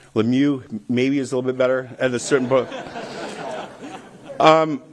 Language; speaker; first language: English; native; English